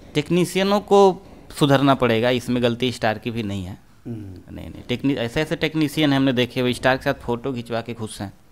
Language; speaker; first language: Hindi; native; Hindi